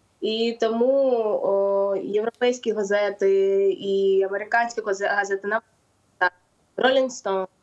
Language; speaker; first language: Ukrainian; non-native, local second language; Russian